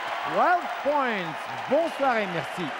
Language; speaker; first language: French; non-native, fluent; Turkish